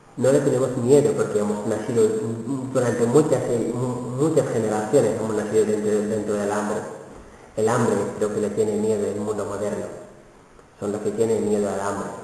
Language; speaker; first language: Spanish; non-native, fluent; Wolof